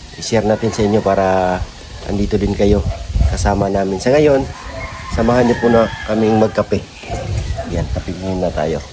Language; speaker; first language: Filipino; non-native, local second language; Cebuano